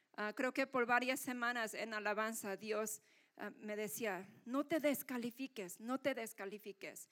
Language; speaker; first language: Spanish; non-native, fluent; Korean